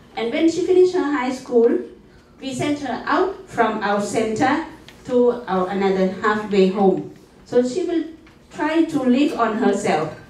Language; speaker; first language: English; non-native, fluent; Thai